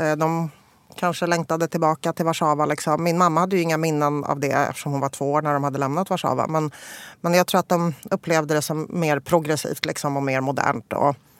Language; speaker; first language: Swedish; early bilingual, other home language; Polish